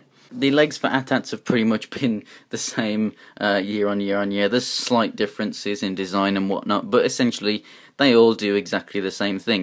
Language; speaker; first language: English; native; English